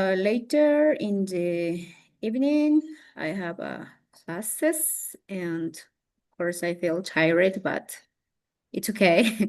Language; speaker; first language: English; non-native, learner; Spanish